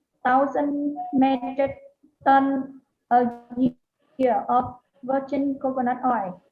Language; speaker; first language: English; non-native, learner; Vietnamese